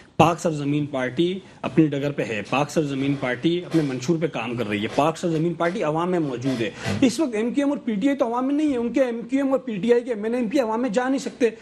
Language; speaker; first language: Urdu; native; Urdu